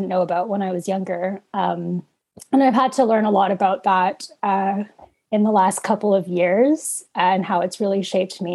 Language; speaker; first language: English; native; English